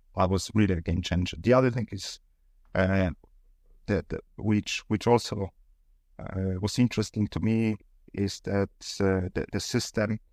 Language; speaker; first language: English; non-native, fluent; Polish